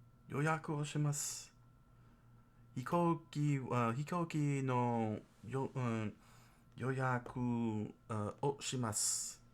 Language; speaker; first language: Japanese; non-native, learner; English